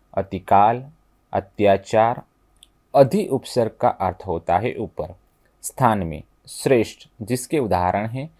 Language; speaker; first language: Hindi; non-native, local second language; Gujarati